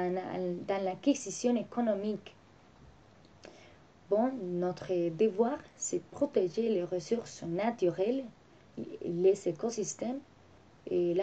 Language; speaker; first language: French; non-native, learner; Spanish